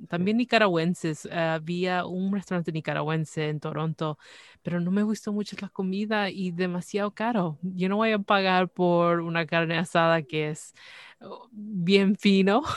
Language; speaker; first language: Spanish; early bilingual, heritage; Spanish